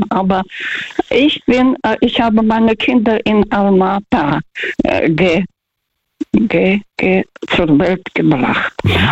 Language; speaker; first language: German; non-native, fluent; Russian